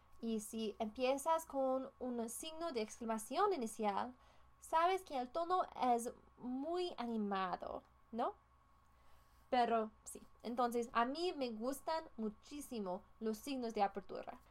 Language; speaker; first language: Spanish; non-native, fluent; English